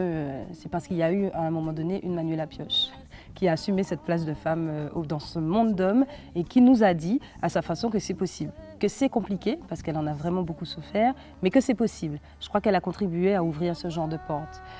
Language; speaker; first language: French; native; French